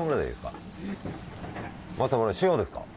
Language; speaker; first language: Japanese; native; Japanese